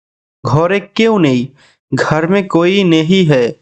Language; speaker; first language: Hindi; non-native, learner; Bangla